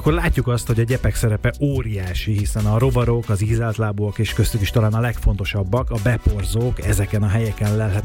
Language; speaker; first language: Hungarian; native; Hungarian